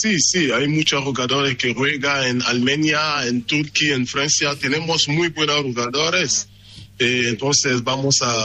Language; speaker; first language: Spanish; non-native, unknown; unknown